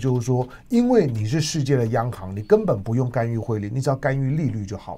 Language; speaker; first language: Chinese; native; Chinese